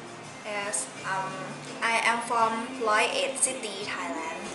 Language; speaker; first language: English; non-native, learner; Thai